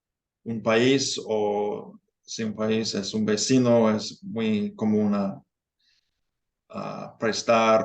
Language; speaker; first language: Spanish; non-native, fluent; English